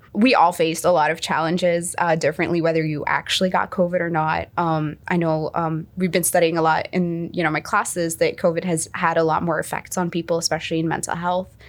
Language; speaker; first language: English; non-native, fluent; Arabic